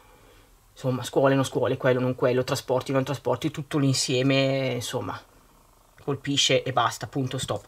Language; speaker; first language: Italian; native; Italian